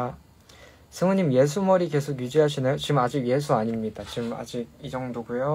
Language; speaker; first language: Korean; native; Korean